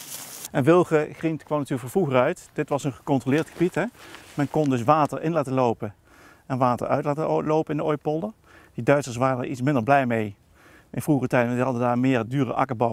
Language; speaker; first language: Dutch; native; Dutch